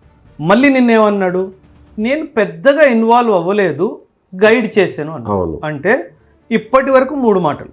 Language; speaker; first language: Telugu; non-native, local second language; Punjabi